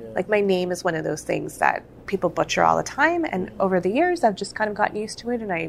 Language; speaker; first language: English; native; English